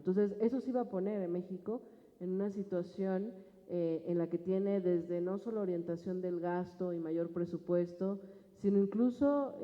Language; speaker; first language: Spanish; native; Spanish